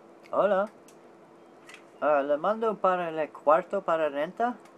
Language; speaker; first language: Spanish; non-native, learner; English